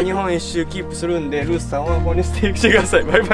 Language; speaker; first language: Japanese; native; Japanese